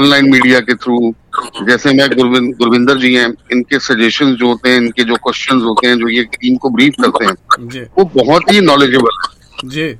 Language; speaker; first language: Hindi; native; Hindi